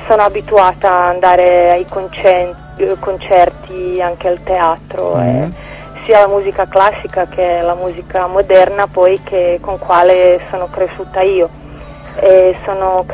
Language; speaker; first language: Italian; non-native, fluent; Croatian